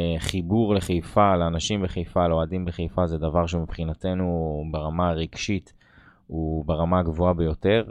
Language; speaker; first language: Hebrew; native; Hebrew